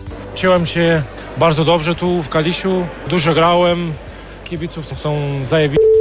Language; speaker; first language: Polish; non-native, learner; Portuguese